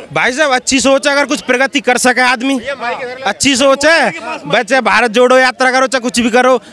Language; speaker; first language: Hindi; native; Hindi